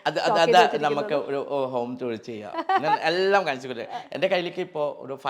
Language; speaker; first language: Malayalam; non-native, fluent; Assamese